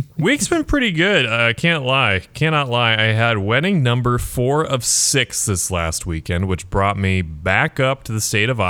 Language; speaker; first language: English; native; English